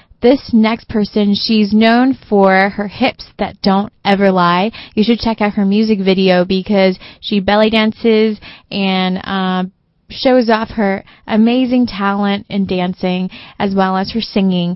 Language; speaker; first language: English; early bilingual, other home language; Chinese